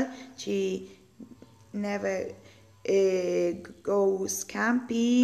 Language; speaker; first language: English; non-native, learner; Spanish